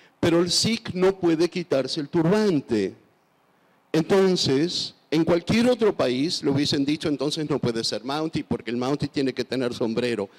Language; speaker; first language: Spanish; non-native, local second language; English